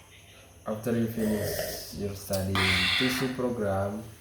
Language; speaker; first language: English; non-native, learner; Indonesian